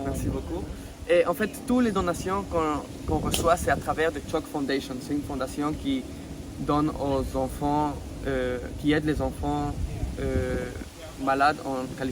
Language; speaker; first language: French; non-native, fluent; Spanish